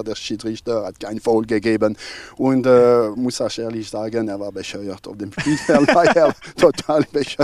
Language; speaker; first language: German; non-native, local second language; French